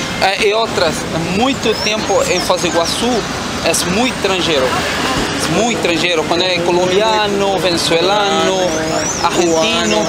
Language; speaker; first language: Portuguese; non-native, learner; Spanish